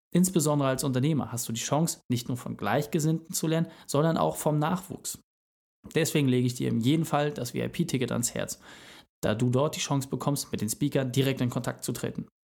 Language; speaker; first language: German; native; German